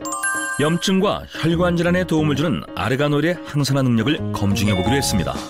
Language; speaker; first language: Korean; native; Korean